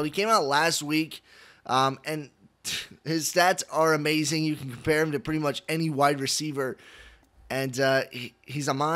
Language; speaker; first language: English; native; English